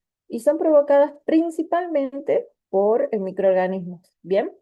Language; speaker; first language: Spanish; native; Spanish